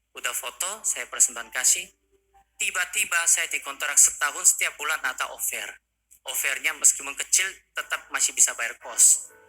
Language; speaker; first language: Indonesian; non-native, fluent; Korean